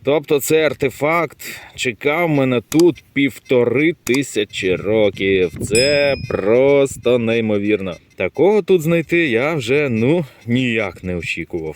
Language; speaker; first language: Ukrainian; native; Ukrainian